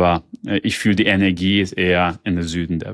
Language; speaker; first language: German; early bilingual, heritage; German